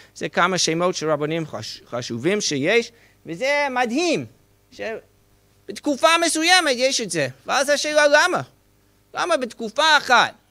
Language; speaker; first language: Hebrew; non-native, fluent; English